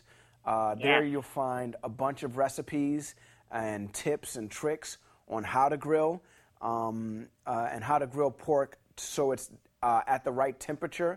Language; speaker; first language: English; native; English